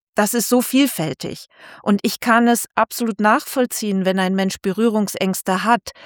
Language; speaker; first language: German; native; German